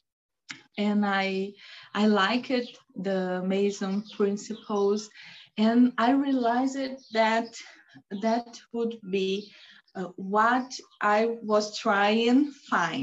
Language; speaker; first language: English; non-native, learner; Portuguese